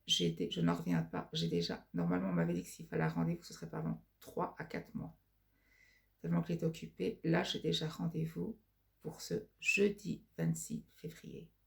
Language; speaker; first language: French; native; French